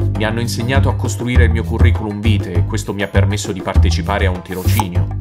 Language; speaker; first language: Italian; non-native, learner; Arabic